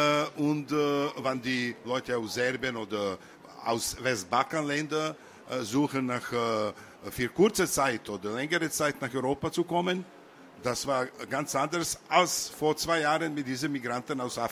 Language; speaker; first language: German; non-native, learner; Serbian